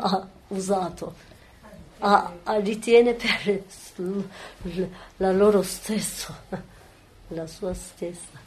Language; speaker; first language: Italian; non-native, learner; Turkish